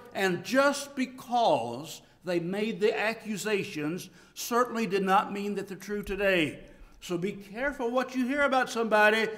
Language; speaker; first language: English; native; English